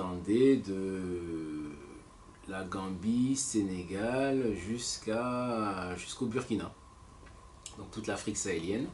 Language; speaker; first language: French; native; French